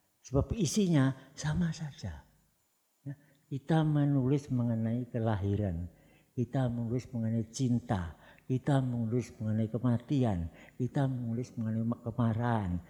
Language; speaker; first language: Indonesian; non-native, local second language; Javanese